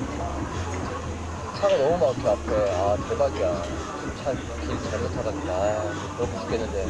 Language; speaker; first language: Korean; native; Korean